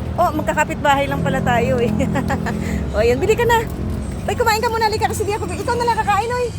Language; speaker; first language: Filipino; non-native, local second language; Hiligaynon